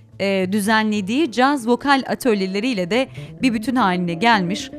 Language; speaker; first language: Turkish; native; Turkish